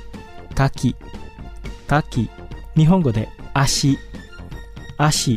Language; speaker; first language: Japanese; non-native, fluent; Indonesian